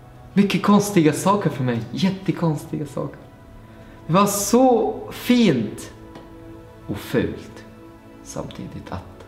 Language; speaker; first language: Swedish; non-native, fluent; Arabic